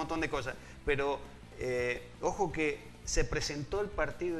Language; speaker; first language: Spanish; native; Spanish